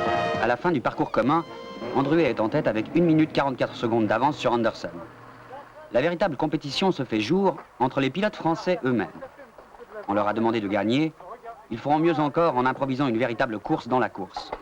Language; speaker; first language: French; native; French